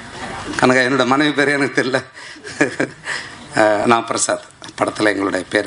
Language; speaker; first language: Tamil; native; Tamil